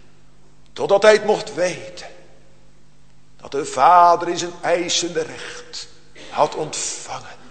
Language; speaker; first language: Dutch; native; Dutch